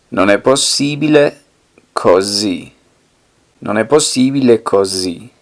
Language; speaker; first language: Italian; non-native, fluent; Spanish